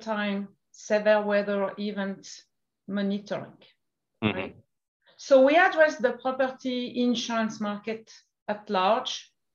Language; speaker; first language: English; non-native, fluent; French